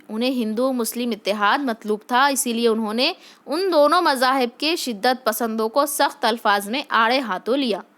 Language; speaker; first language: Urdu; native; Urdu